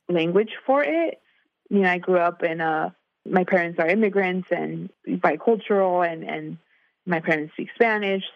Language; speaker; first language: English; native; English